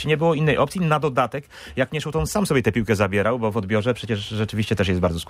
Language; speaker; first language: Polish; native; Polish